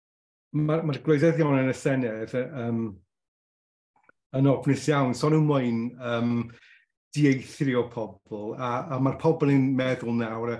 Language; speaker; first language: Welsh; non-native, local second language; English